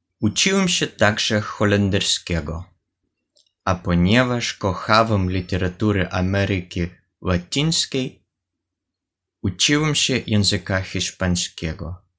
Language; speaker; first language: Polish; non-native, learner; Russian